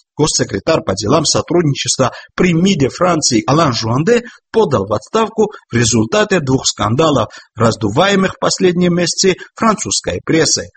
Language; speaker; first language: Russian; non-native, local second language; Georgian